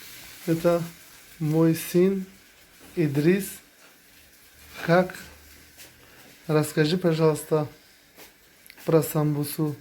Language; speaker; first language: Russian; non-native, learner; Tajik